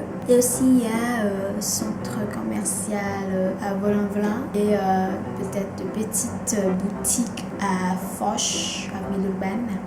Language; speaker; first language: French; non-native, fluent; Indonesian